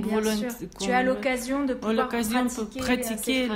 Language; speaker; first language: French; native; French